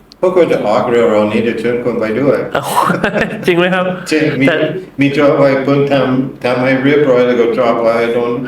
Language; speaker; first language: Thai; non-native, learner; English